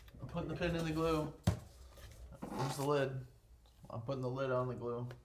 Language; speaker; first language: English; native; English